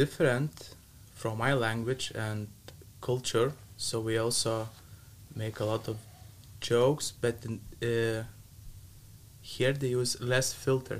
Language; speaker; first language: English; non-native, learner; Lithuanian